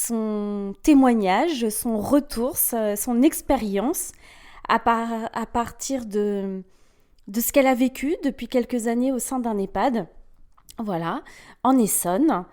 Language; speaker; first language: French; native; French